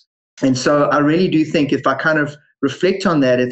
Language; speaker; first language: English; native; English